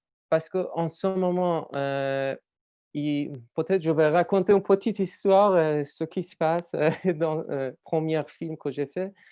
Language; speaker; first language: French; non-native, learner; Persian